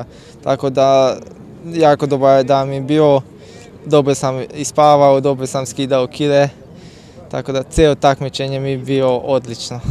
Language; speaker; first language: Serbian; non-native, local second language; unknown